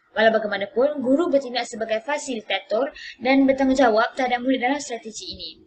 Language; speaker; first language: Malay; native; Malay